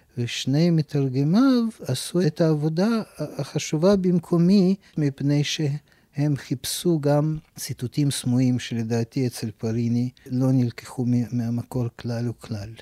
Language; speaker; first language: Hebrew; non-native, fluent; Russian